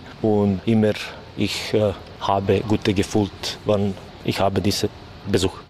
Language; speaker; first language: German; non-native, learner; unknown